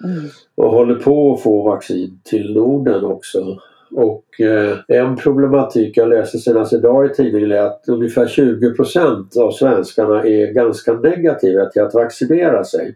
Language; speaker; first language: Swedish; native; Swedish